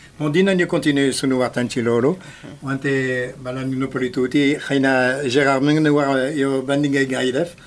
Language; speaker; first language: Wolof; non-native, fluent; French